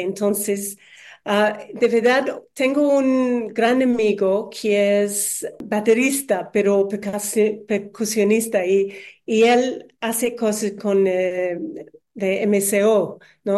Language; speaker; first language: Spanish; non-native, fluent; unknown